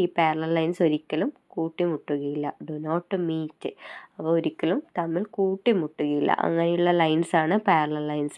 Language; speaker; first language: Malayalam; native; Malayalam